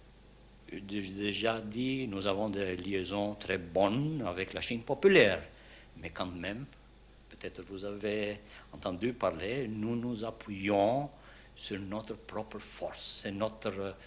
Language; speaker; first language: French; non-native, fluent; Albanian